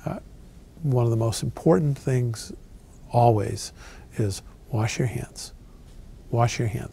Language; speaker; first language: English; native; English